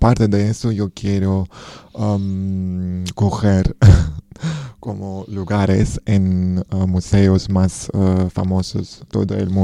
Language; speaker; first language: Spanish; non-native, learner; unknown